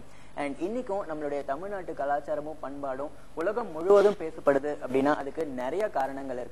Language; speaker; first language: Tamil; native; Tamil